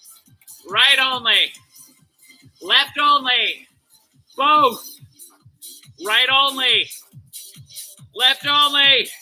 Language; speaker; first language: English; native; English